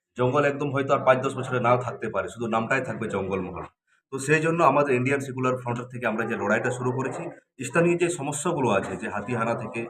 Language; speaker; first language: Bangla; non-native, local second language; Santali